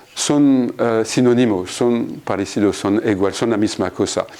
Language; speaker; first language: Spanish; non-native, fluent; French